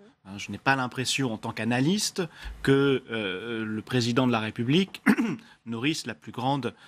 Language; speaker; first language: French; native; French